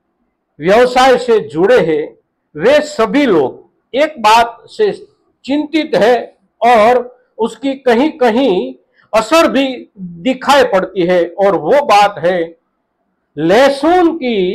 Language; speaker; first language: Hindi; non-native, local second language; Gujarati